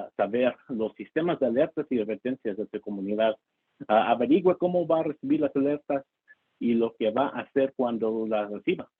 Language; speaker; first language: Spanish; early bilingual, heritage; Spanish